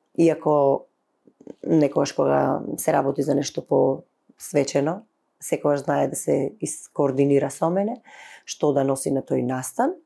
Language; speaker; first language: Macedonian; native; Macedonian